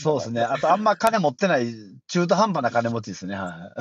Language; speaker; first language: Japanese; native; Japanese